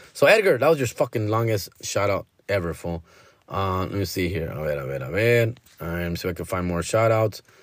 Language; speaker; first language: English; early bilingual, other home language; Spanish